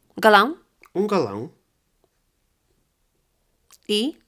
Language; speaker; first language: Portuguese; non-native, fluent; Polish